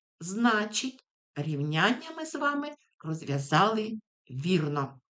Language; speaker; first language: Ukrainian; native; Ukrainian